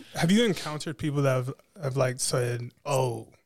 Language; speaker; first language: English; early bilingual, other home language; Yoruba